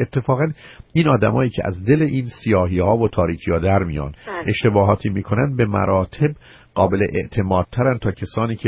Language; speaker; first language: Persian; native; Persian